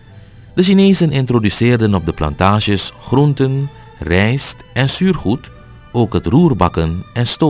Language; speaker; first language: Dutch; native; Dutch